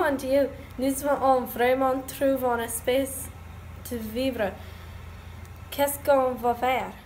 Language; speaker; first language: French; non-native, learner; English